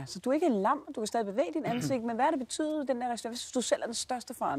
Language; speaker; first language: Danish; native; Danish